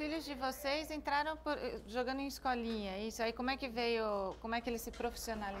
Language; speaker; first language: Portuguese; native; Portuguese